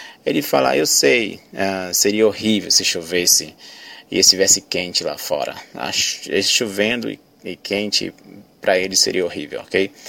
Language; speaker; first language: Portuguese; native; Portuguese